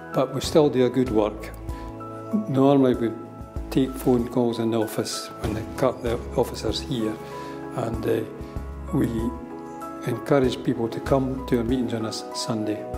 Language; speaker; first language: English; native; English